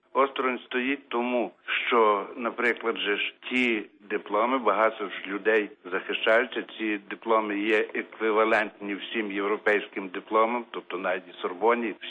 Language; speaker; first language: Ukrainian; native; Ukrainian